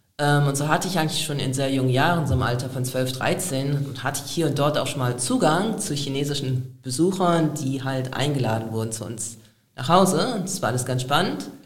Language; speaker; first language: German; native; German